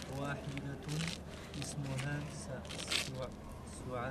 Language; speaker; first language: Arabic; non-native, learner; French